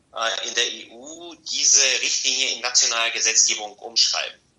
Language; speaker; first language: German; non-native, fluent; Bulgarian